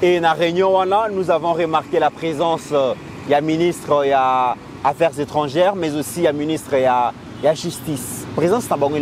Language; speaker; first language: French; non-native, local second language; Lingala